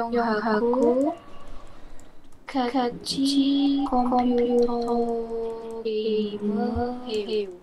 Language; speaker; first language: Korean; non-native, learner; Indonesian